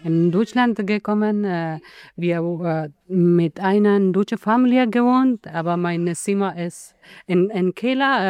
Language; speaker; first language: German; non-native, learner; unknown